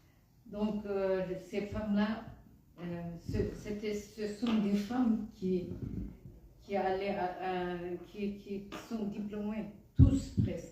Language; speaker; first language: French; non-native, fluent; Kurdish